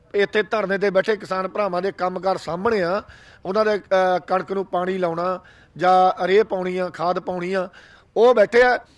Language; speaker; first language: Punjabi; native; Punjabi